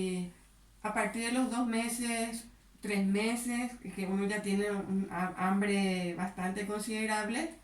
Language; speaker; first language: Spanish; native; Spanish